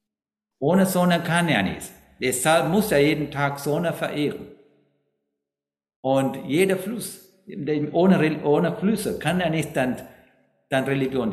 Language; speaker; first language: German; non-native, fluent; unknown